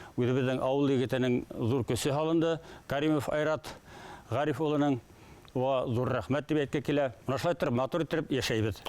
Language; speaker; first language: Tatar; non-native, local second language; Bashkir